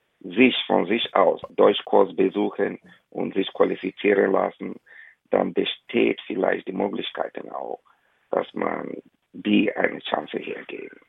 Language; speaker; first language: German; non-native, fluent; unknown